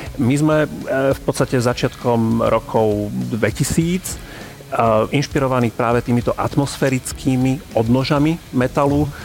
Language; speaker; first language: Slovak; native; Slovak